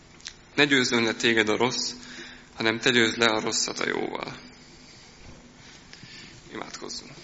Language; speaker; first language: Hungarian; native; Hungarian